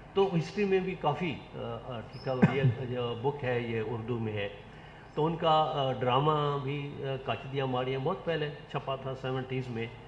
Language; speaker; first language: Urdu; non-native, local second language; Saraiki